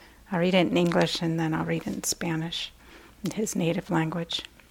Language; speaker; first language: English; native; English